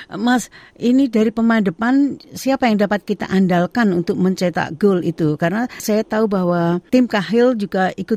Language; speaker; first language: Indonesian; native; Indonesian